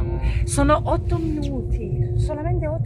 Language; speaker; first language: Italian; non-native, learner; French